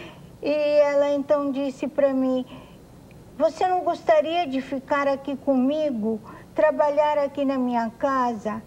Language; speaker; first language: Portuguese; non-native, fluent; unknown